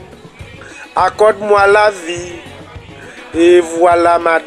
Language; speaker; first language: French; non-native, local second language; Haitian Creole